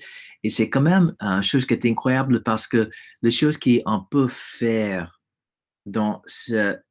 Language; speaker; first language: French; non-native, fluent; English